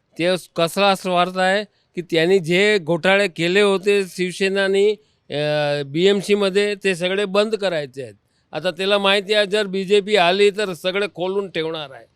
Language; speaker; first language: Marathi; non-native, local second language; Gujarati